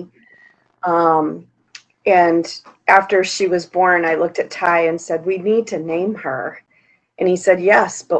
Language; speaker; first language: English; native; English